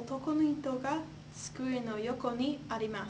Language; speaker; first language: Japanese; non-native, learner; English